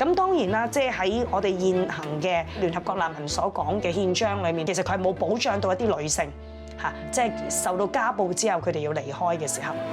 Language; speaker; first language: Cantonese; native; Cantonese